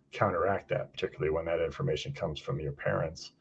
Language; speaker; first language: English; native; English